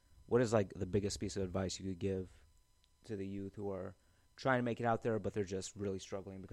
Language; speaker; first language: English; native; English